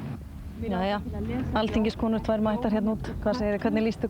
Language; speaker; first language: Icelandic; native; Icelandic